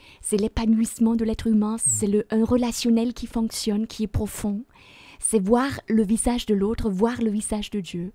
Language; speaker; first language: French; non-native, fluent; German